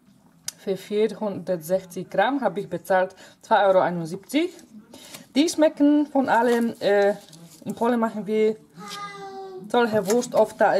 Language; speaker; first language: German; non-native, fluent; Polish